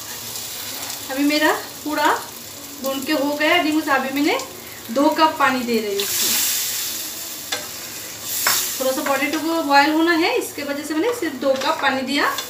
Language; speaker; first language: Hindi; non-native, local second language; Bangla